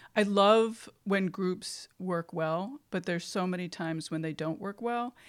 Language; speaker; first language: English; native; English